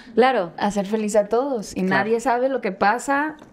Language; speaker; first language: Spanish; native; Spanish